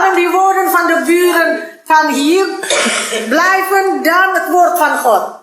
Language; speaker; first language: Dutch; non-native, learner; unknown